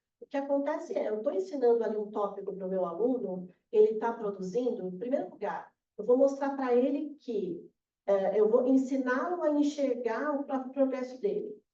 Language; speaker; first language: Portuguese; native; Portuguese